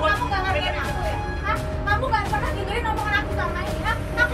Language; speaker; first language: Indonesian; native; Indonesian